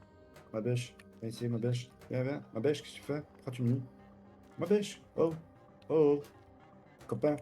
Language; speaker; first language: French; native; French